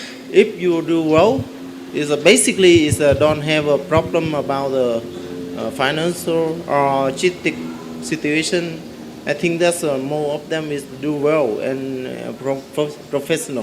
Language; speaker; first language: English; non-native, learner; Vietnamese